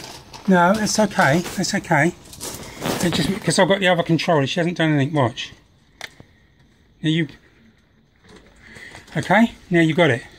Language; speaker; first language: English; native; English